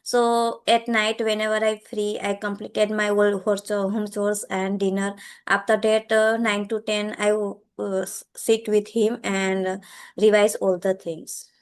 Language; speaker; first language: English; non-native, learner; Gujarati